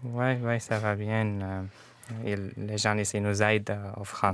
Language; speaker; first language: French; non-native, fluent; Arabic